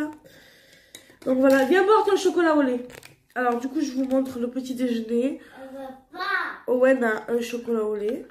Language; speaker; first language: French; native; French